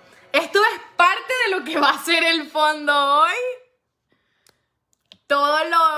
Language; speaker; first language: Spanish; native; Spanish